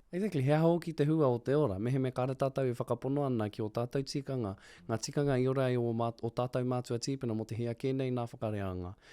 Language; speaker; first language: Māori; non-native, local second language; English